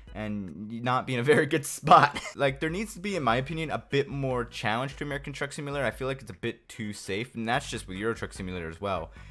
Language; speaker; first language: English; native; English